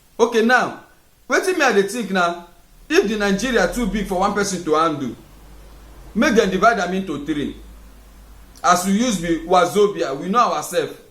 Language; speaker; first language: Nigerian Pidgin; non-native, local second language; Igbo